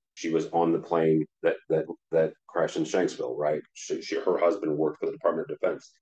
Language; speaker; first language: English; native; English